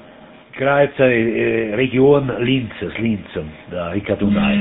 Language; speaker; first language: Russian; non-native, learner; German